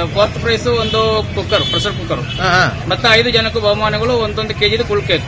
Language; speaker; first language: Kannada; non-native, local second language; Malayalam